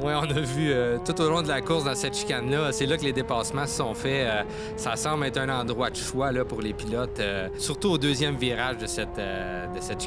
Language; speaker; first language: French; native; French